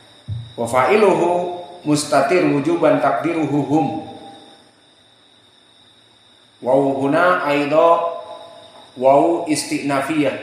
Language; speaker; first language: Arabic; non-native, fluent; Indonesian